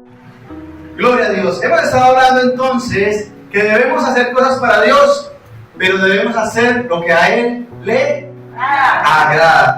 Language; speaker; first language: Spanish; native; Spanish